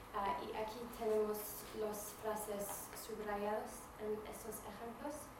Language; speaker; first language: Spanish; non-native, fluent; English